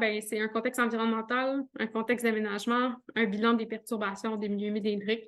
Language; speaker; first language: French; native; French